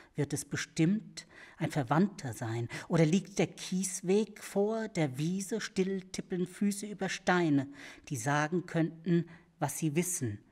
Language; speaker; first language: German; early bilingual, other home language; English